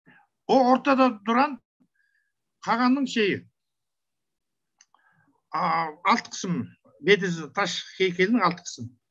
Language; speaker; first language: Turkish; non-native, learner; Kazakh